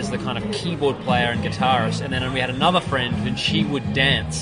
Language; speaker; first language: English; native; English